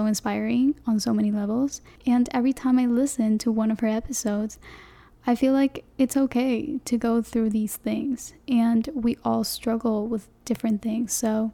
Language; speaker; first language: English; non-native, fluent; Spanish